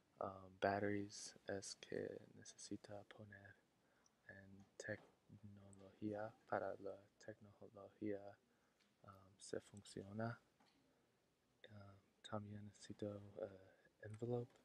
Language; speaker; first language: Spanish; non-native, learner; English